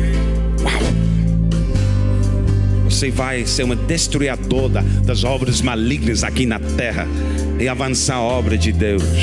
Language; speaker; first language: Portuguese; non-native, learner; English